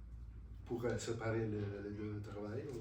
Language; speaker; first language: French; non-native, fluent; Italian